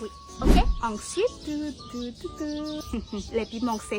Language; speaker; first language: French; non-native, learner; Thai